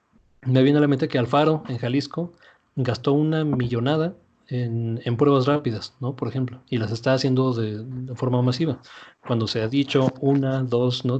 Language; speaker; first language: Spanish; native; Spanish